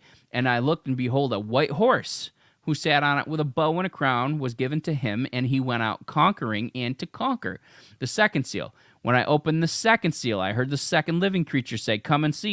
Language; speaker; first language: English; native; English